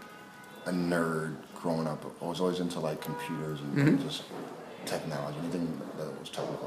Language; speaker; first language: English; native; English